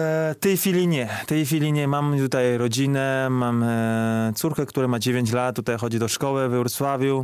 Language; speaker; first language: Polish; non-native, fluent; Chinese